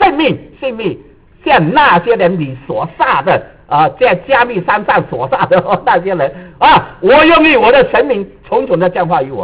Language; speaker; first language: Chinese; native; Chinese